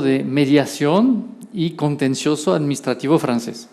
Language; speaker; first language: Spanish; non-native, fluent; French